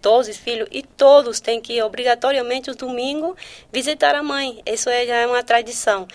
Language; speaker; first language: Portuguese; early bilingual, heritage; Portuguese